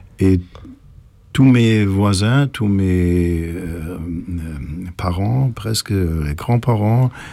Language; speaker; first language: French; non-native, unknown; German